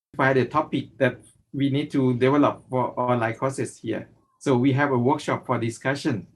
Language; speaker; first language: English; non-native, learner; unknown